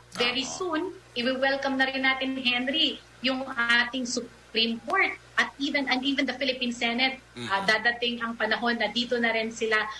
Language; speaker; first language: Filipino; native; Filipino